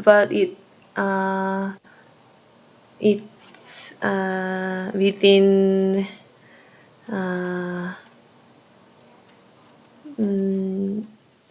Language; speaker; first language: English; non-native, learner; Korean